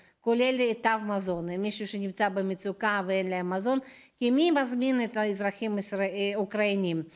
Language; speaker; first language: Hebrew; non-native, fluent; Russian